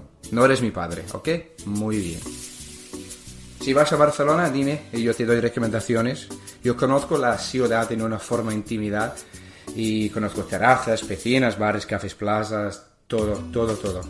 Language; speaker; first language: Spanish; non-native, learner; English